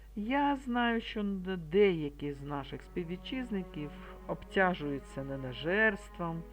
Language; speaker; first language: Ukrainian; native; Ukrainian